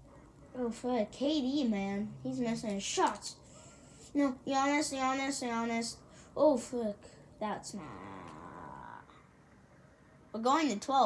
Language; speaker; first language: English; native; English